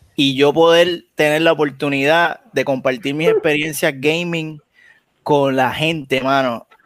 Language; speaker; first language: Spanish; native; Spanish